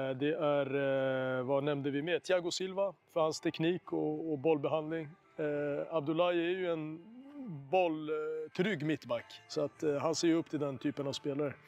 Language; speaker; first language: Swedish; early bilingual, other home language; Arabic